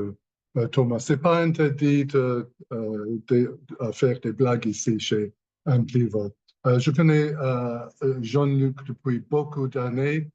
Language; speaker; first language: French; non-native, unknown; English